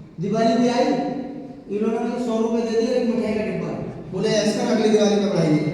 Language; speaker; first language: Hindi; native; Hindi